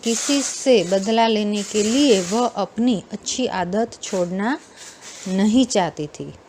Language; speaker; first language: Hindi; non-native, local second language; Gujarati